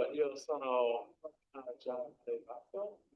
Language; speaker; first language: Italian; non-native, learner; English